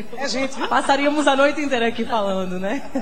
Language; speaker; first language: Portuguese; native; Portuguese